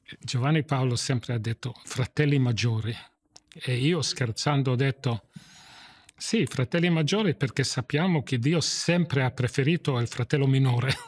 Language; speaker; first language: Italian; non-native, fluent; English